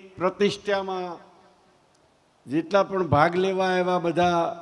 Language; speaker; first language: Gujarati; native; Gujarati